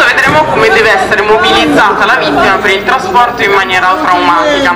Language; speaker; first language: Italian; native; Italian